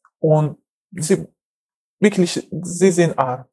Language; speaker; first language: German; non-native, learner; Persian